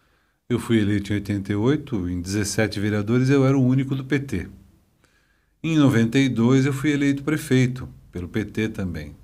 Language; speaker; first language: Portuguese; native; Portuguese